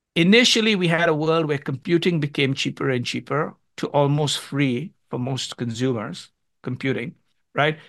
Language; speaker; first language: English; non-native, local second language; Gujarati